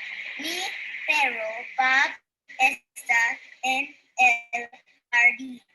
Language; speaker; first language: Spanish; non-native, learner; English